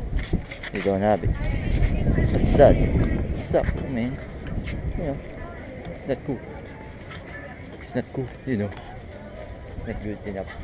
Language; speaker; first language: English; non-native, local second language; Filipino